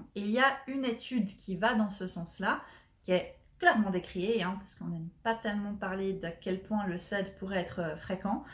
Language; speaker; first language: French; native; French